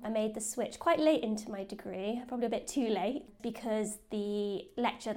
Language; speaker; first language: English; native; English